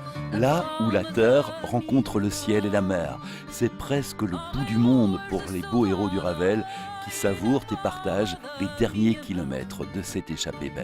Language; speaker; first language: French; native; French